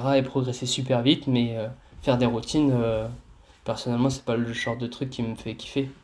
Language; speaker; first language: French; native; French